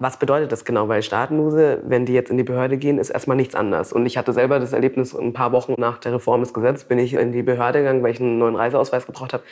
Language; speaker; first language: German; native; German